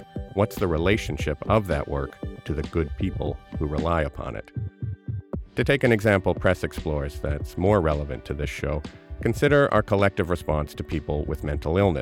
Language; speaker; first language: English; native; English